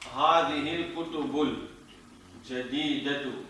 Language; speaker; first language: Arabic; non-native, fluent; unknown